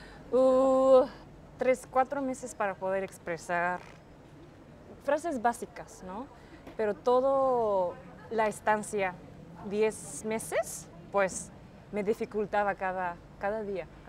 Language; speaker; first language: Spanish; non-native, fluent; Japanese